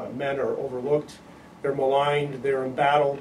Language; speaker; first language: English; native; English